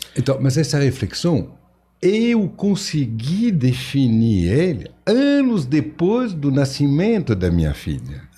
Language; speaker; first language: Portuguese; non-native, fluent; French